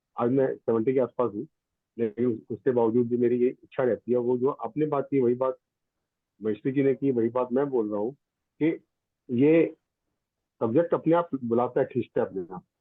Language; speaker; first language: Hindi; non-native, local second language; Punjabi